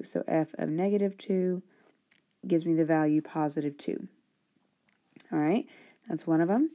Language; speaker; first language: English; native; English